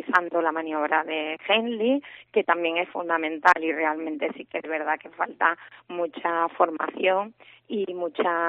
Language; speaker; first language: Spanish; native; Spanish